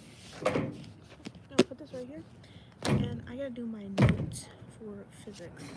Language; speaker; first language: English; native; English